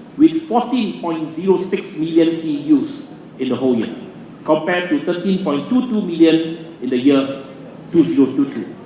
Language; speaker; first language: English; non-native, local second language; Malay